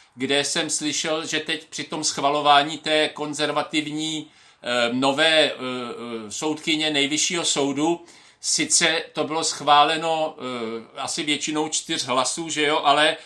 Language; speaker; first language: Czech; native; Czech